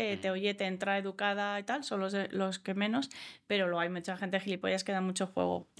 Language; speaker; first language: Spanish; early bilingual, other home language; English